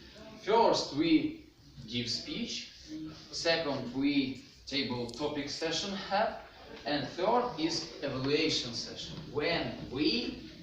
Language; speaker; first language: English; non-native, learner; Russian